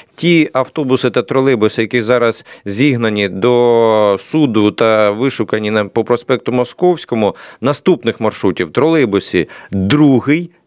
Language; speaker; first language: Ukrainian; native; Ukrainian